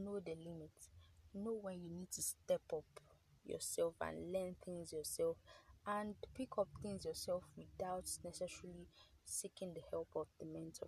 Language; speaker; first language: English; non-native, local second language; Yoruba